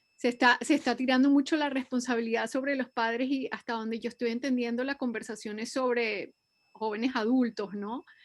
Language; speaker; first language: Spanish; native; Spanish